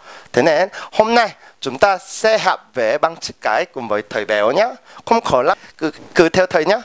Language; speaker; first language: Vietnamese; non-native, fluent; Korean